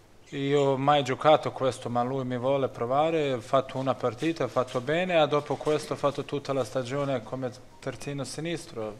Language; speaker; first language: Italian; non-native, learner; Bosnian